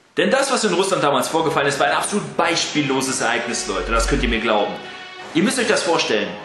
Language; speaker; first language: German; early bilingual, other home language; Russian